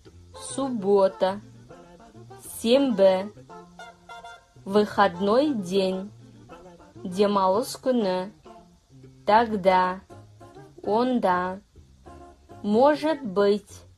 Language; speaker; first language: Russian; non-native, fluent; Kazakh